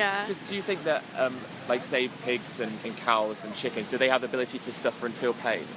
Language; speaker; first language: English; native; English